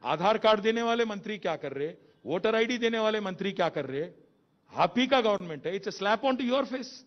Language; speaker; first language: Hindi; non-native, local second language; Telugu